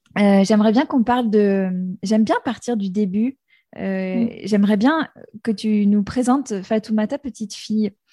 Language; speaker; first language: French; native; French